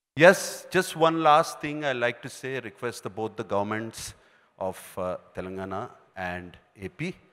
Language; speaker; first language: English; non-native, local second language; Telugu